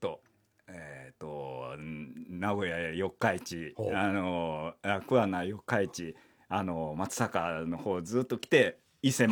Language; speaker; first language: Japanese; native; Japanese